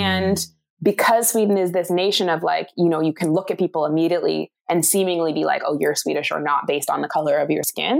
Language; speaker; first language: English; native; English